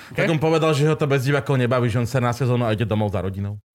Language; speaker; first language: Slovak; native; Slovak